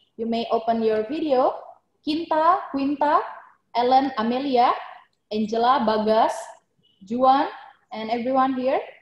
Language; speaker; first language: English; non-native, fluent; Indonesian